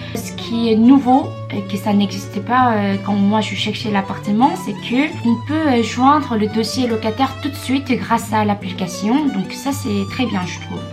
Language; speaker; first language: French; non-native, fluent; Korean